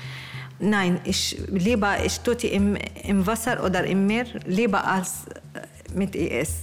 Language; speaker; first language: German; non-native, learner; Arabic